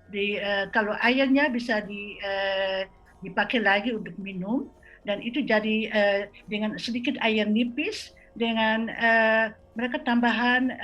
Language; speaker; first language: Indonesian; non-native, fluent; Dutch